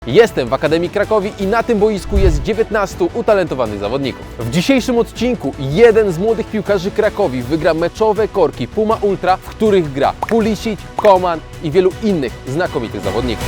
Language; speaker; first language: Polish; native; Polish